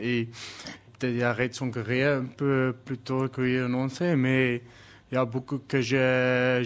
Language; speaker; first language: French; non-native, learner; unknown